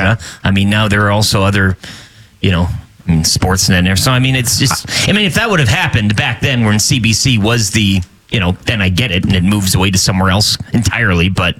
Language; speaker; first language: English; native; English